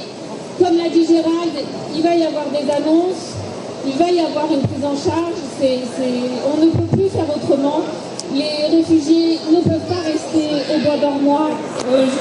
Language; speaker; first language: French; native; French